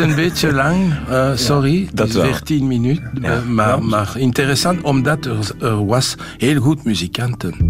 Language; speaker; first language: Dutch; non-native, local second language; French